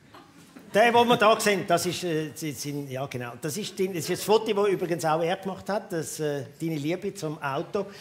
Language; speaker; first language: German; native; German